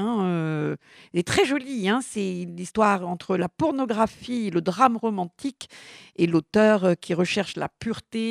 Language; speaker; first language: French; native; French